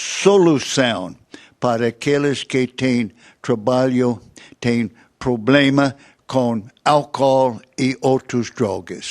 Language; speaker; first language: Portuguese; non-native, fluent; English